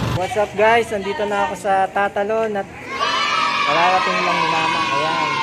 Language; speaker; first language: Filipino; native; Filipino